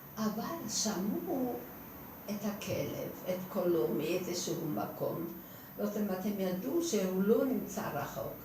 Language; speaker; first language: Hebrew; non-native, fluent; Hungarian